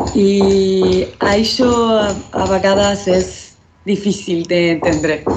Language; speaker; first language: Catalan; non-native, learner; Spanish